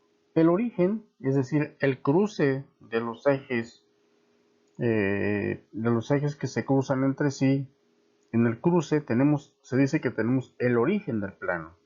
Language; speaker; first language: Spanish; native; Spanish